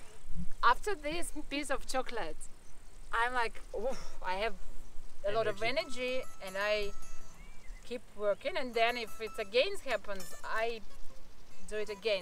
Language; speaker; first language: English; non-native, fluent; Russian